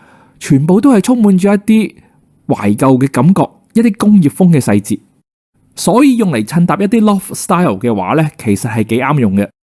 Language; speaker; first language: Cantonese; native; Cantonese